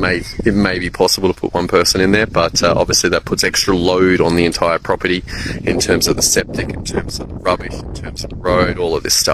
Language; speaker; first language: English; native; English